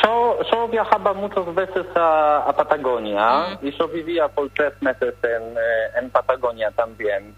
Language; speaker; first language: Spanish; non-native, learner; Polish